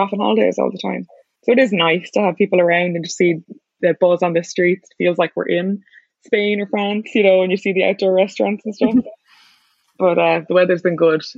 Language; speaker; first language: English; native; English